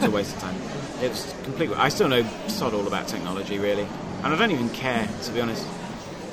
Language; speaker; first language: English; native; English